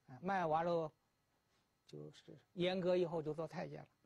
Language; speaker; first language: Chinese; native; Chinese